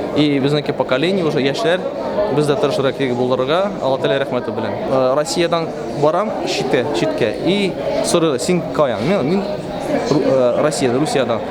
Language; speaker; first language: Tatar; non-native, local second language; Russian